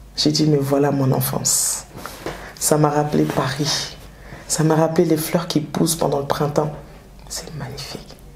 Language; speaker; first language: French; early bilingual, other home language; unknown